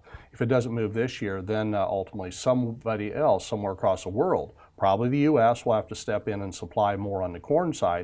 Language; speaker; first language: English; native; English